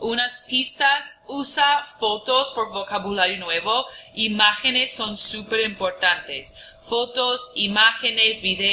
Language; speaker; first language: Spanish; non-native, fluent; English